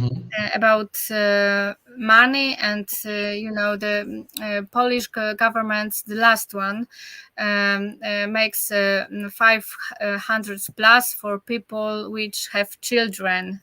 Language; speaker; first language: English; non-native, learner; Polish